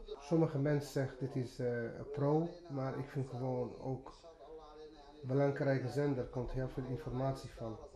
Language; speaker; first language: Dutch; non-native, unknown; Arabic